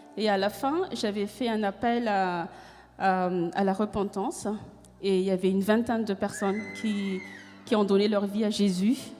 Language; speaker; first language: French; non-native, local second language; Malagasy